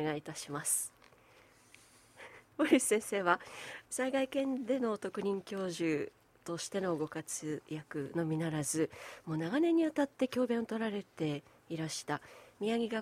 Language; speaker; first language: Japanese; native; Japanese